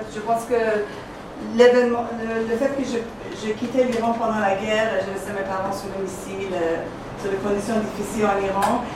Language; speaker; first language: French; non-native, fluent; Persian